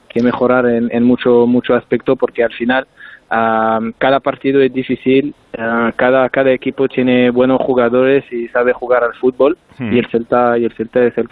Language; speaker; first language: Spanish; non-native, fluent; French